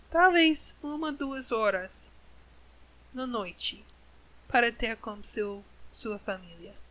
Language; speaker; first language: Portuguese; non-native, learner; English